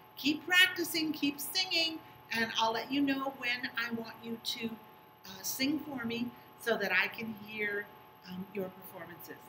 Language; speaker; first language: English; native; English